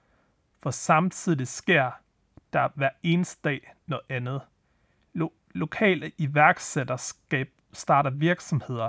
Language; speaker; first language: Danish; native; Danish